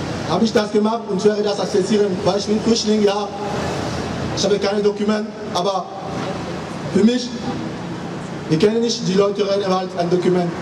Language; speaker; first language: German; non-native, learner; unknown